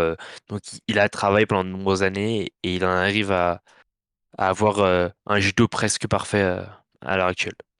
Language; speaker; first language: French; native; French